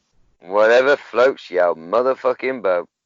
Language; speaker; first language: English; native; English